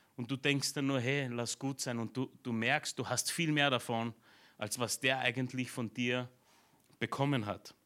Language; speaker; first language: German; early bilingual, other home language; Romanian